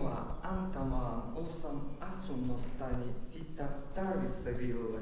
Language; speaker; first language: Finnish; non-native, learner; Russian